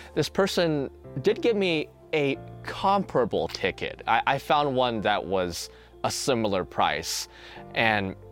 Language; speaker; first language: English; native; English